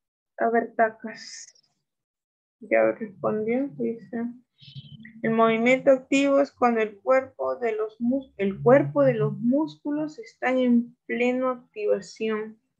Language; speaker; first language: Spanish; native; Spanish